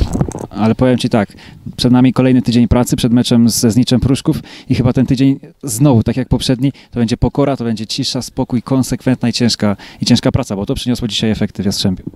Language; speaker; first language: Polish; native; Polish